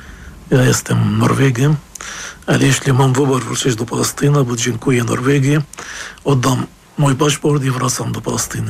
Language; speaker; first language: Polish; non-native, fluent; Arabic